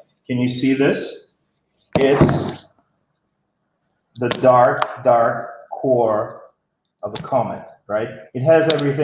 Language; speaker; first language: English; non-native, fluent; Bulgarian